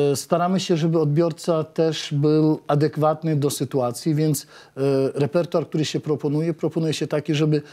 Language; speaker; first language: Polish; native; Polish